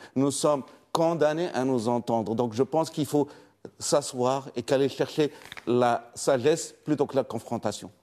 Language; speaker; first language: French; non-native, local second language; Arabic